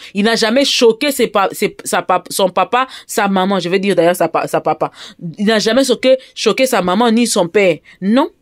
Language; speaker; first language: French; non-native, local second language; Lingala